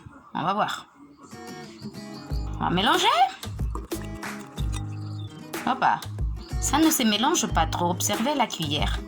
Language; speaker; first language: French; non-native, fluent; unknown